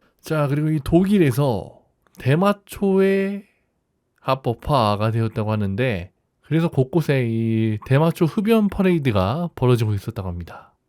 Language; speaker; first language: Korean; native; Korean